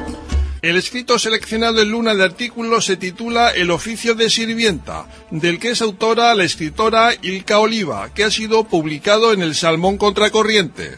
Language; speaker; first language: Spanish; native; Spanish